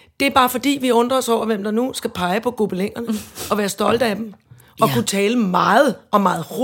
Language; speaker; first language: Danish; native; Danish